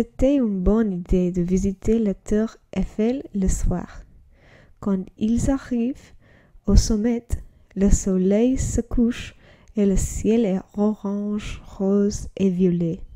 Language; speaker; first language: French; non-native, learner; English